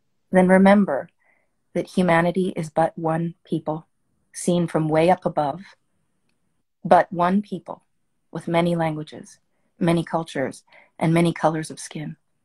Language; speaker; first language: English; early bilingual, other home language; French